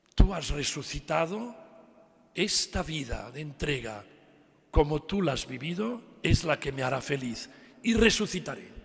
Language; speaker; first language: Spanish; non-native, local second language; Catalan